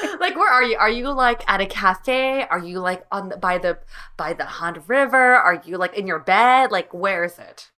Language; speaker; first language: English; native; English